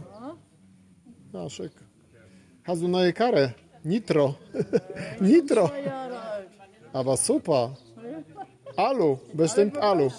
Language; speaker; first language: German; non-native, learner; Polish